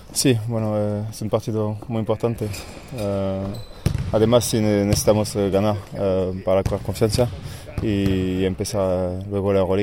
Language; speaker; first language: Spanish; non-native, fluent; French